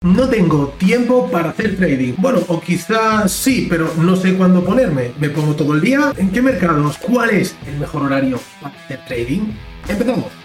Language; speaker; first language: Spanish; native; Spanish